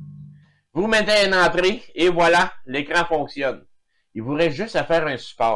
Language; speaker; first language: French; native; French